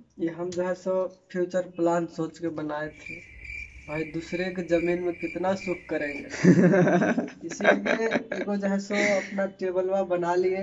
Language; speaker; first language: Hindi; non-native, local second language; Bhojpuri